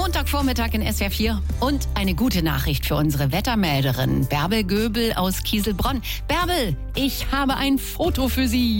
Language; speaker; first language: German; native; German